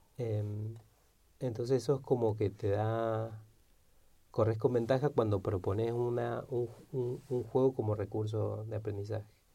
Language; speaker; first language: Spanish; native; Spanish